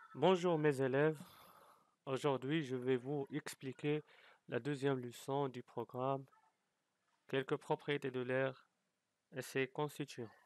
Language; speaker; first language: French; non-native, local second language; Arabic